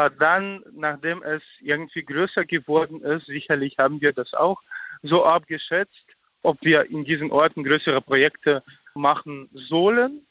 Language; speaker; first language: German; non-native, fluent; Ukrainian